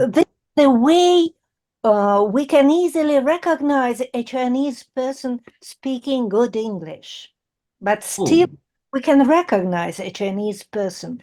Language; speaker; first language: English; non-native, fluent; Russian